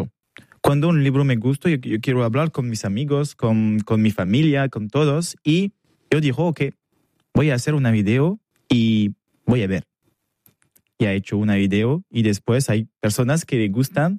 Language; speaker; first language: Spanish; non-native, learner; French